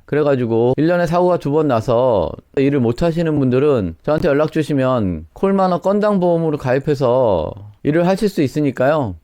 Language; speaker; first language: Korean; native; Korean